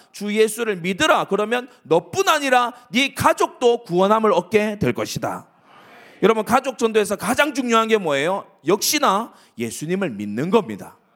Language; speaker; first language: Korean; native; Korean